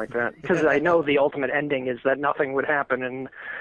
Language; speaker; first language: English; native; English